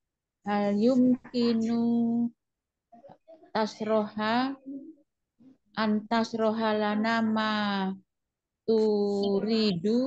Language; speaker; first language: Arabic; non-native, learner; Indonesian